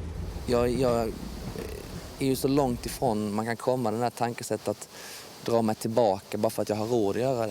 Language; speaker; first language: Swedish; native; Swedish